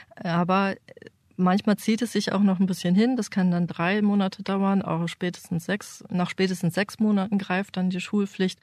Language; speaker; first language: German; native; German